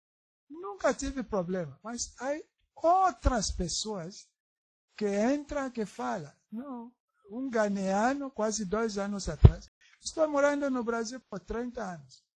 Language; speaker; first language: Portuguese; non-native, learner; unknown